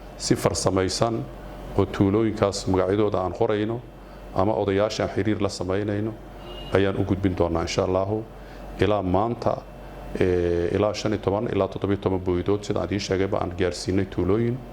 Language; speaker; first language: Somali; native; Somali